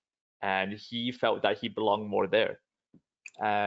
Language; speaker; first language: English; native; English